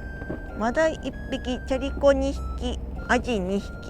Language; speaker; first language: Japanese; native; Japanese